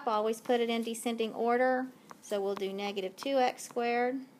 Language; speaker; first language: English; native; English